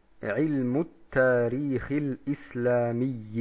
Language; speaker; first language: Arabic; non-native, fluent; German